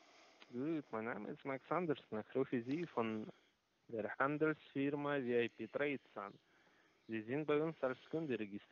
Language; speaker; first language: German; non-native, learner; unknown